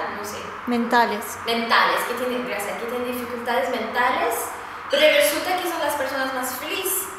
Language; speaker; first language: Spanish; non-native, fluent; Swedish